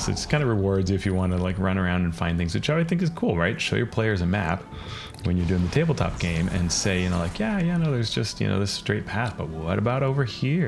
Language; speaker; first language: English; native; English